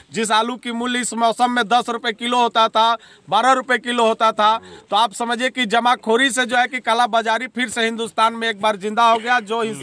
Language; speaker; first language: Hindi; native; Hindi